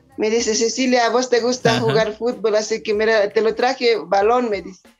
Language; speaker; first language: Spanish; native; Spanish